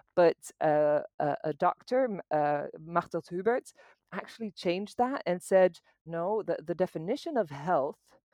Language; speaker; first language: English; non-native, fluent; Dutch